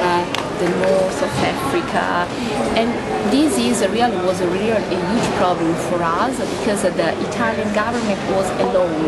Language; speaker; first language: English; non-native, fluent; Italian